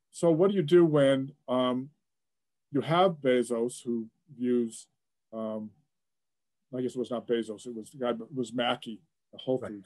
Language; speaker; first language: English; native; English